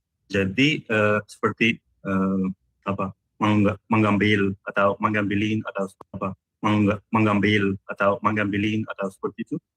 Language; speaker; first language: Indonesian; non-native, learner; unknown